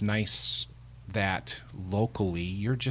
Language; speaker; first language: English; native; English